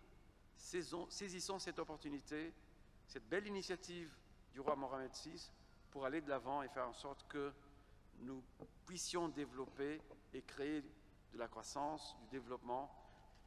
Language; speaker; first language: French; non-native, fluent; Kabuverdianu